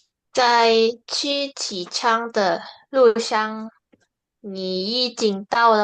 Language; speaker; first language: Chinese; non-native, learner; Indonesian